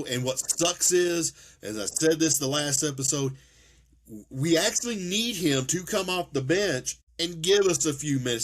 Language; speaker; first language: English; native; English